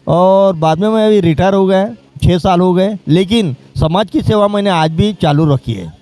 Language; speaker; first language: Hindi; non-native, local second language; Marathi